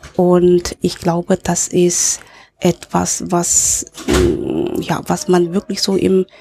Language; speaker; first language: German; early bilingual, other home language; Cantonese